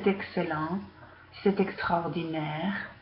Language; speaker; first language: French; non-native, fluent; English